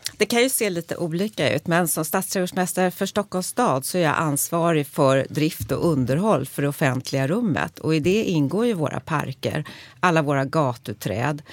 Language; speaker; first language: Swedish; native; Swedish